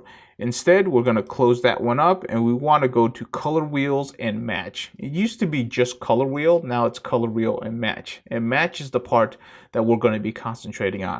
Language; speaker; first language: English; native; English